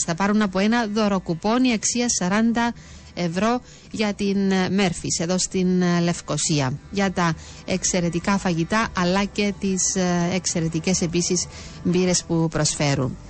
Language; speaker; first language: Greek; native; Greek